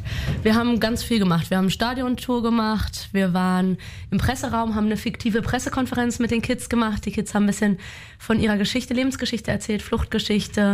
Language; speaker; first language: German; native; German